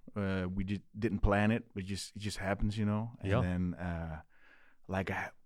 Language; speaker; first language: English; non-native, fluent; Dutch